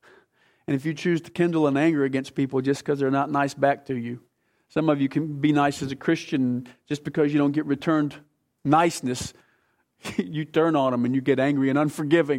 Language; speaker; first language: English; native; English